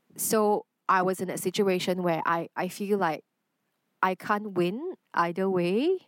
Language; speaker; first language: English; non-native, local second language; Chinese